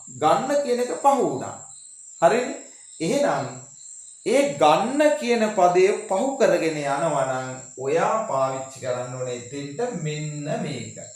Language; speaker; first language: Sinhala; non-native, local second language; Tamil